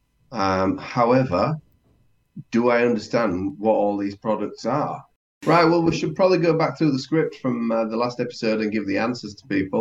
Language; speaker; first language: English; native; English